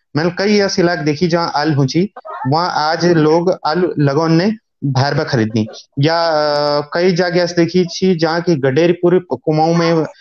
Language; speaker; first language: Hindi; non-native, local second language; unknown